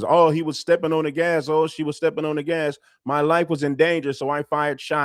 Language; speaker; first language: English; native; English